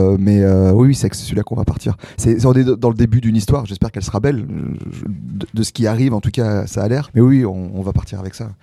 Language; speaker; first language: French; native; French